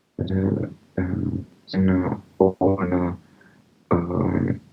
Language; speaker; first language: English; non-native, learner; Russian